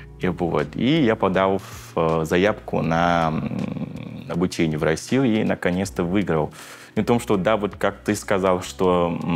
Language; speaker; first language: Russian; non-native, fluent; Vietnamese